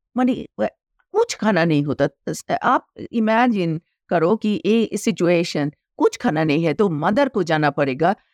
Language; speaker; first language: Hindi; non-native, local second language; Bangla